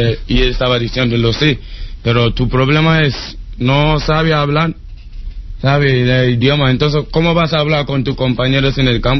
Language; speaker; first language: Spanish; non-native, learner; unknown